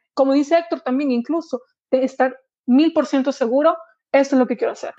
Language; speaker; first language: Spanish; native; Spanish